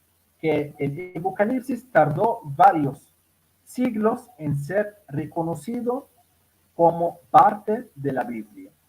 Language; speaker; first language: Spanish; non-native, fluent; Arabic